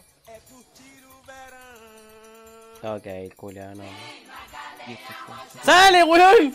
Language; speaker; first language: Spanish; native; Spanish